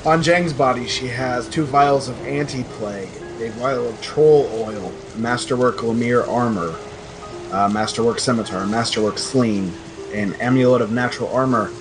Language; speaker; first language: English; native; English